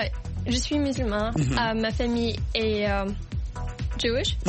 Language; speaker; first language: French; non-native, fluent; English